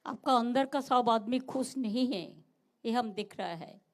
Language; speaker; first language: Hindi; non-native, local second language; Bangla